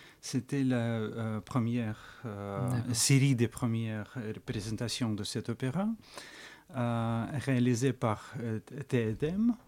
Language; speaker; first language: French; non-native, fluent; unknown